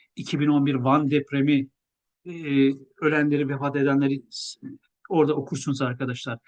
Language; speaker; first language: Turkish; native; Turkish